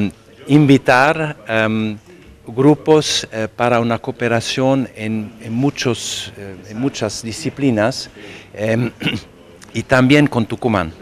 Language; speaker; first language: Spanish; non-native, fluent; German